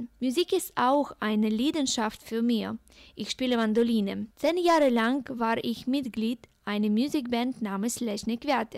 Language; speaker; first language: German; non-native, fluent; Ukrainian